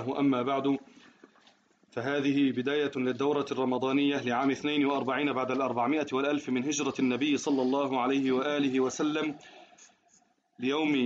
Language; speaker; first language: Arabic; native; Arabic